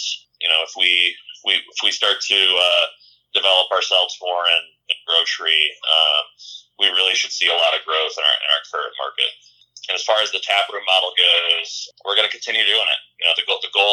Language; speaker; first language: English; native; English